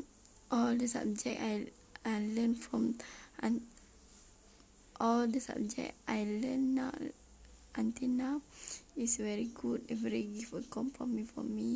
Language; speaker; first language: English; non-native, learner; Malay